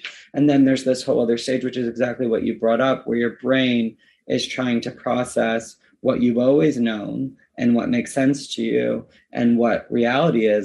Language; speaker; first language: English; native; English